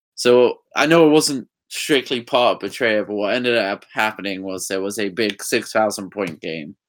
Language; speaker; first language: English; native; English